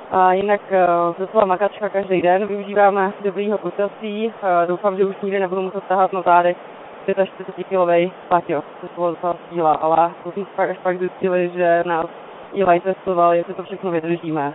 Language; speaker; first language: Czech; native; Czech